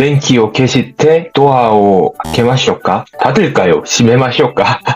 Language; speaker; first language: Japanese; non-native, learner; Korean